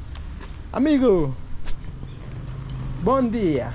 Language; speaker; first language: Portuguese; non-native, learner; Swahili